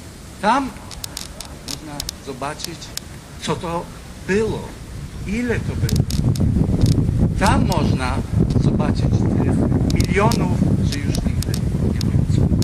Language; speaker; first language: Polish; non-native, fluent; Hebrew